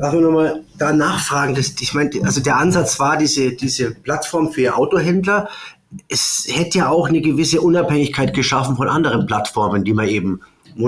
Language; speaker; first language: German; native; German